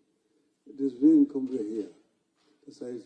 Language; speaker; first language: German; non-native, fluent; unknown